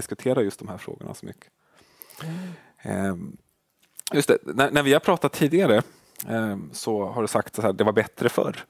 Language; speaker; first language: Swedish; native; Swedish